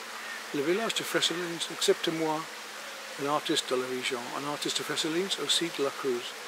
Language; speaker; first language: French; non-native, learner; English